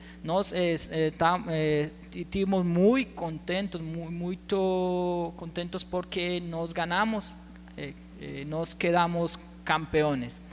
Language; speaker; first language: Portuguese; non-native, learner; Spanish